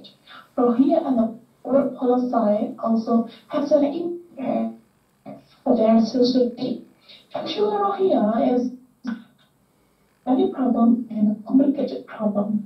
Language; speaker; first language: English; non-native, learner; Indonesian